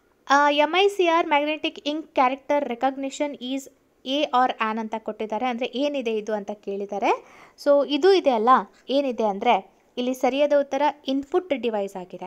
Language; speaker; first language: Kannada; native; Kannada